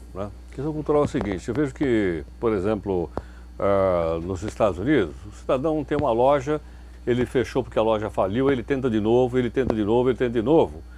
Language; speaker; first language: Portuguese; native; Portuguese